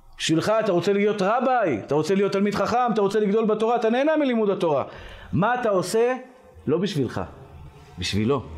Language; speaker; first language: Hebrew; native; Hebrew